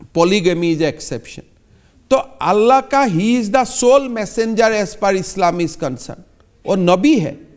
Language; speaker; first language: Hindi; non-native, local second language; Assamese